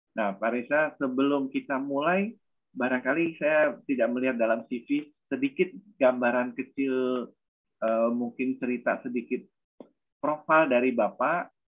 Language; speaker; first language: Indonesian; native; Indonesian